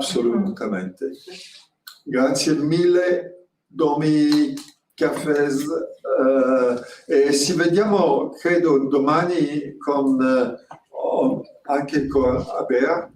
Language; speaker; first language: Italian; non-native, fluent; French